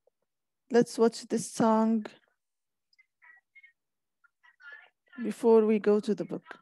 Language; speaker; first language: English; non-native, fluent; Arabic